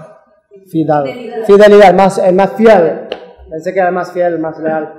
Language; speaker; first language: Spanish; native; Spanish